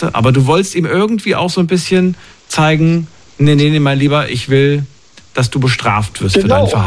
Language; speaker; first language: German; native; German